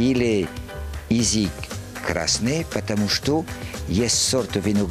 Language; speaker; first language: Russian; non-native, learner; French